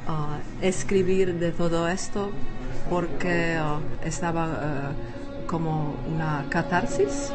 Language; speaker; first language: Spanish; non-native, fluent; Czech